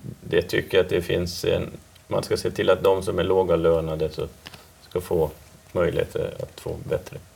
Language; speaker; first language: Swedish; native; Swedish